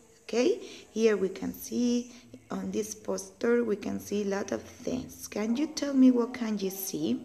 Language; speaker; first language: English; non-native, learner; Spanish